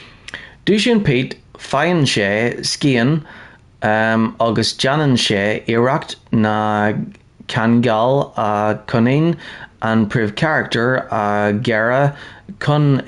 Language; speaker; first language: Irish; non-native, learner; English